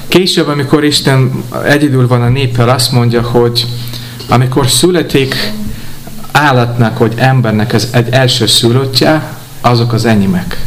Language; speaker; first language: Hungarian; non-native, fluent; English